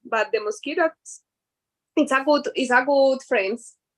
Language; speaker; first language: English; non-native, learner; Spanish